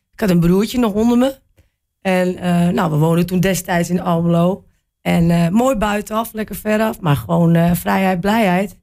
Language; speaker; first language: Dutch; native; Dutch